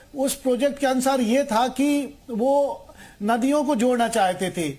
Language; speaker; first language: Hindi; native; Hindi